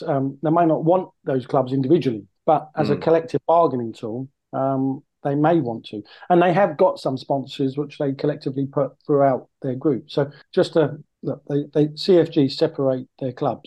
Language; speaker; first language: English; native; English